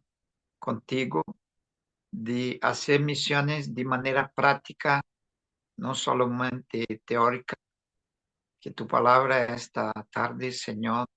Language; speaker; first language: Spanish; non-native, fluent; Portuguese